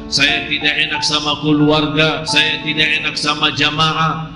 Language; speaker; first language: Indonesian; non-native, fluent; Arabic